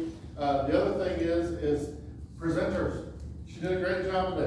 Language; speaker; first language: English; native; English